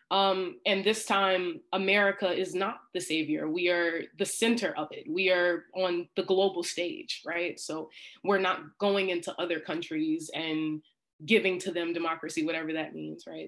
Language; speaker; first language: English; native; English